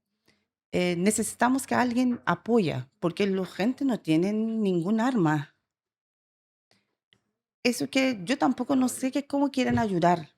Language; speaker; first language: Spanish; non-native, learner; Persian